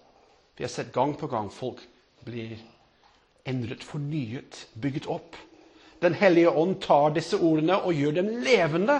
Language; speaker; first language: Norwegian; non-native, fluent; English